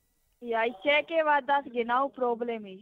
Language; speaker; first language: German; non-native, learner; Hindi